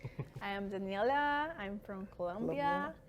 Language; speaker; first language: English; non-native, fluent; Spanish